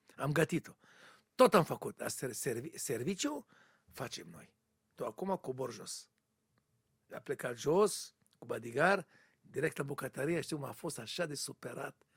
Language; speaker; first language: Romanian; non-native, learner; Hebrew